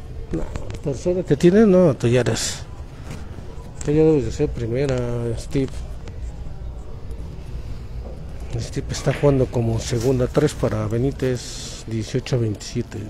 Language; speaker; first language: Spanish; native; Spanish